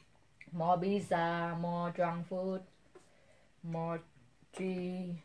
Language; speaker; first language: English; non-native, learner; Vietnamese